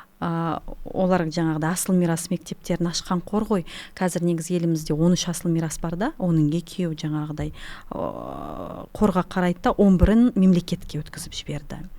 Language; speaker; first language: Kazakh; non-native, local second language; Russian